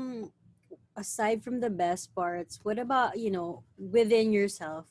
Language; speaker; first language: English; non-native, local second language; Filipino